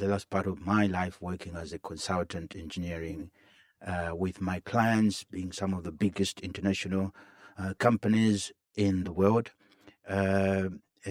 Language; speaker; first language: English; non-native, local second language; Bemba